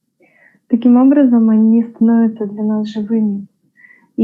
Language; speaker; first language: Russian; native; Russian